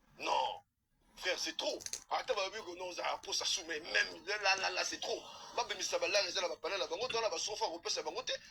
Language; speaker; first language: French; non-native, local second language; Lingala